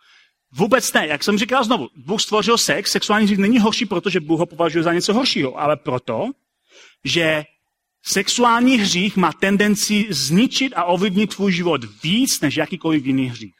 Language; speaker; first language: Czech; native; Czech